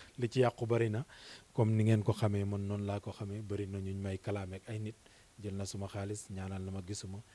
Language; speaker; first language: Wolof; non-native, local second language; Serer